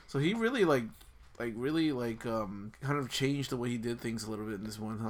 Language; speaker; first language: English; native; English